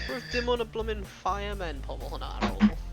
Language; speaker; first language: Welsh; non-native, local second language; English